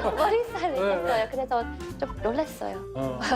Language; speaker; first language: Korean; non-native, learner; English